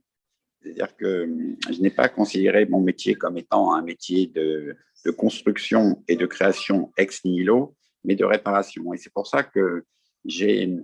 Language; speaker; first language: French; native; French